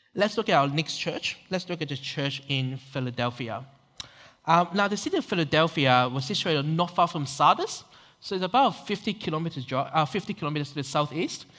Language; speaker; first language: English; non-native, local second language; Cantonese